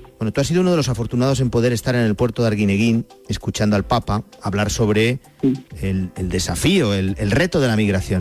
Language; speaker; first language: Spanish; native; Spanish